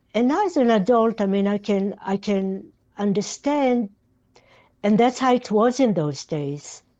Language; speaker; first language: English; non-native, fluent; Yiddish